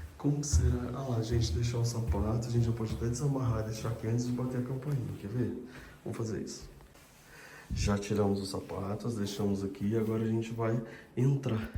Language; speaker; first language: Portuguese; native; Portuguese